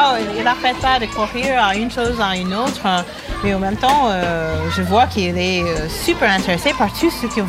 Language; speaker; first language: French; non-native, fluent; English